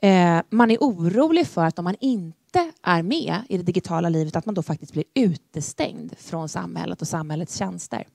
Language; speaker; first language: Swedish; native; Swedish